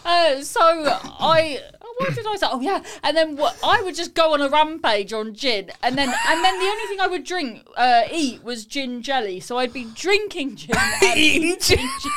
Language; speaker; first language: English; native; English